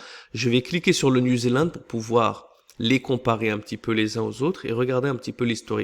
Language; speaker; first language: French; native; French